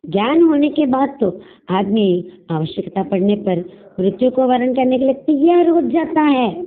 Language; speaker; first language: Hindi; non-native, local second language; Telugu